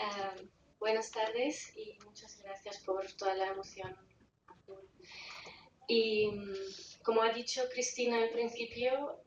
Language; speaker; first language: Spanish; non-native, fluent; Arabic